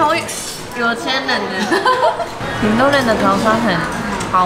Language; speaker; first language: Chinese; non-native, fluent; Japanese